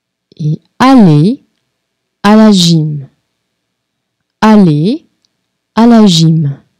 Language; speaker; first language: French; non-native, fluent; Portuguese